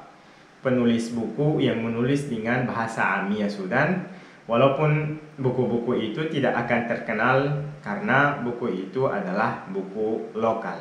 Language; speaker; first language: Indonesian; non-native, fluent; Arabic